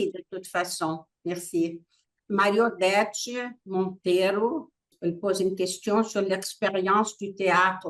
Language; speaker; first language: French; non-native, fluent; Portuguese